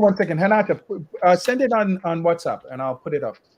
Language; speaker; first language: English; native; English